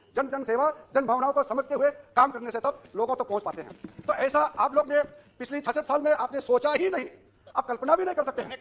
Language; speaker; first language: Hindi; non-native, local second language; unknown